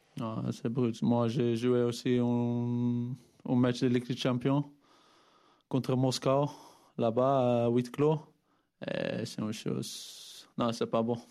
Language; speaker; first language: French; non-native, fluent; Dutch